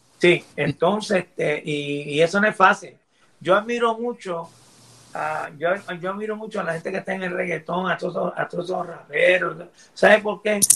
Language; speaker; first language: Spanish; early bilingual, heritage; Spanish